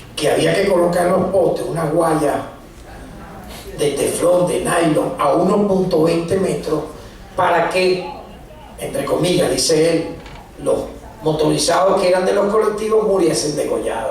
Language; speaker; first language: Spanish; native; Spanish